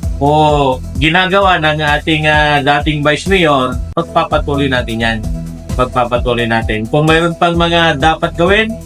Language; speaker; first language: Filipino; non-native, local second language; Pangasinan